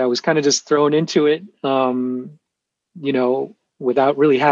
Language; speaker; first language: English; native; English